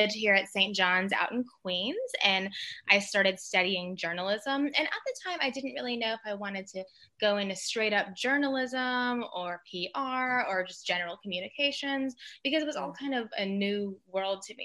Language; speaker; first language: English; native; English